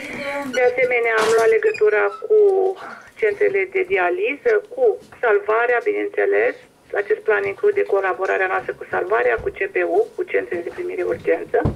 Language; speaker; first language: Romanian; native; Romanian